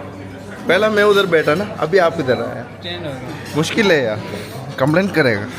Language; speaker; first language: Hindi; non-native, local second language; Malayalam